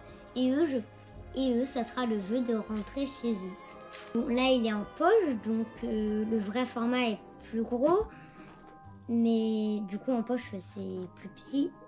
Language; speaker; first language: French; native; French